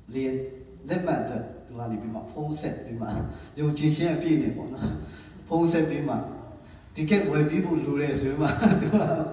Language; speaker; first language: Burmese; non-native, local second language; Tedim Chin